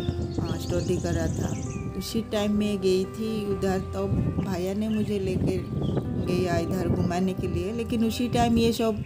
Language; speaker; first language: Hindi; non-native, local second language; Odia